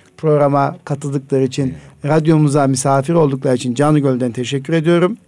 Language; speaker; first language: Turkish; native; Turkish